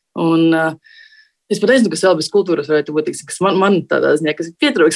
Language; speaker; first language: Latvian; native; Latvian